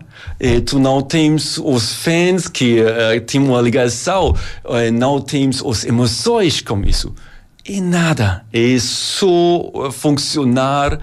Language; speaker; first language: Portuguese; non-native, learner; German